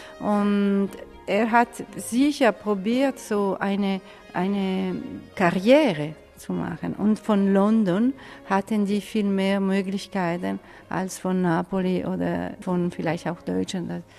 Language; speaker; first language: German; non-native, fluent; Italian